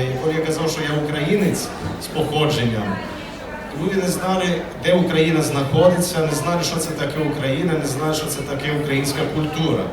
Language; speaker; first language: Ukrainian; early bilingual, heritage; Ukrainian